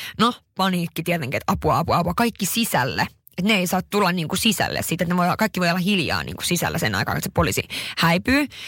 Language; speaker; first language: Finnish; early bilingual, heritage; Finnish